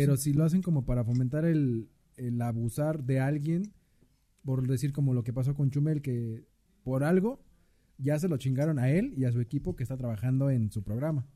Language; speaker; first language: Spanish; native; Spanish